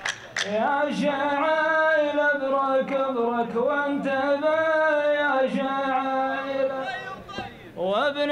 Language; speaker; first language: Arabic; native; Arabic